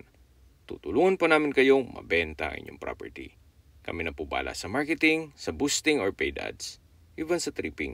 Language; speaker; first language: Filipino; native; Filipino